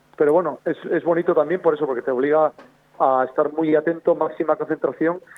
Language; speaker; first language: Spanish; native; Spanish